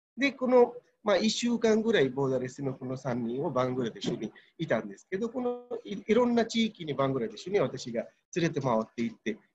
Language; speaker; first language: Japanese; non-native, fluent; Bangla